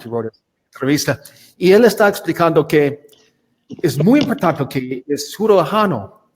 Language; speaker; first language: Spanish; non-native, learner; English